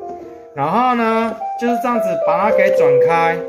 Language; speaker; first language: Chinese; native; Chinese